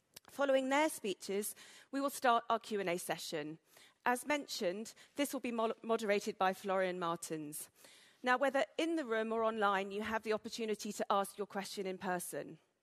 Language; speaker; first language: English; native; English